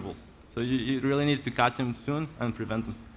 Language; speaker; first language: English; non-native, fluent; Spanish